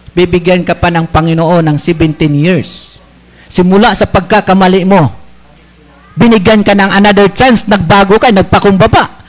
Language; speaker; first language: Filipino; non-native, local second language; Bikol